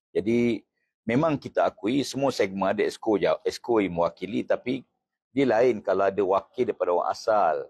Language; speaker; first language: Malay; native; Malay